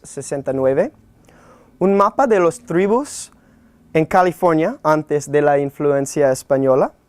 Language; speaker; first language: Spanish; non-native, fluent; English